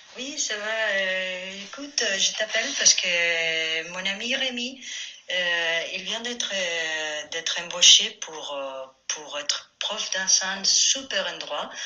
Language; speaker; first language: French; non-native, fluent; Spanish